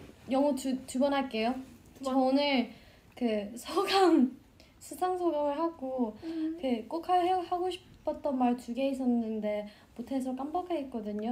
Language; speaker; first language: Korean; non-native, fluent; Vietnamese